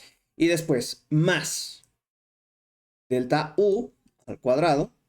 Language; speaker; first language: Spanish; native; Spanish